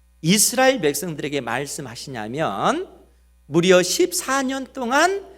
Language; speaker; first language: Korean; native; Korean